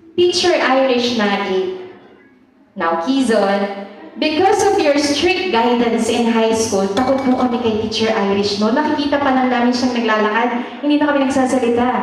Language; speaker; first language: Filipino; native; Filipino